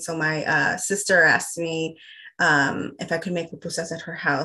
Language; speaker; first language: English; early bilingual, other home language; Spanish